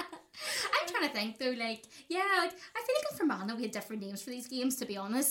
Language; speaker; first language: English; native; English